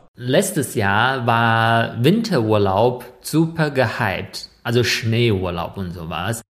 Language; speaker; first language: German; non-native, fluent; Chinese